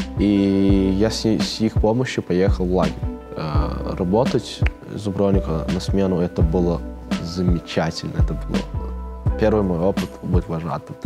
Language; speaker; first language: Russian; non-native, fluent; Turkmen